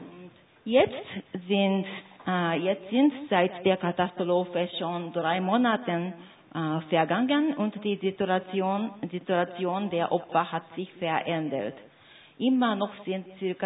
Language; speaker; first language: German; non-native, fluent; Japanese